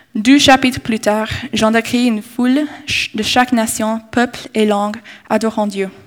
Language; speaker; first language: French; non-native, fluent; English